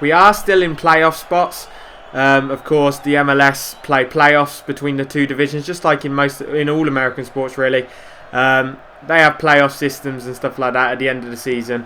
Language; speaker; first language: English; native; English